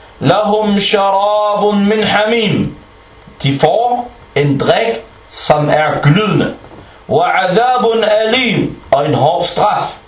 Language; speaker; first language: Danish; non-native, fluent; Arabic